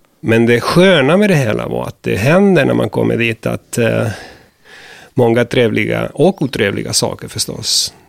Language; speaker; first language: Swedish; non-native, fluent; Spanish